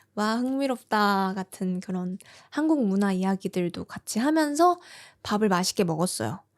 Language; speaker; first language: Korean; native; Korean